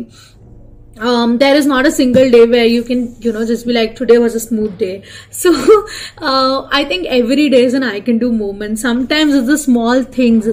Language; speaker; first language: English; non-native, local second language; Hindi